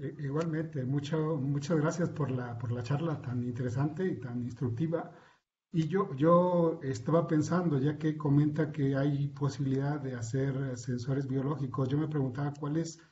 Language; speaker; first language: Spanish; native; Spanish